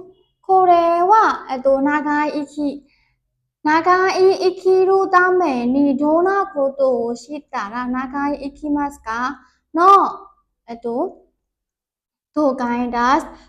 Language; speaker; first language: Japanese; non-native, learner; Burmese